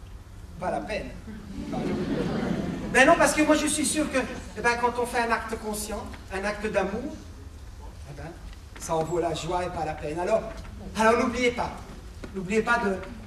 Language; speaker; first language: French; native; French